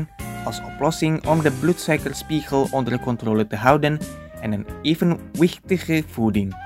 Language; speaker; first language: Dutch; non-native, fluent; Indonesian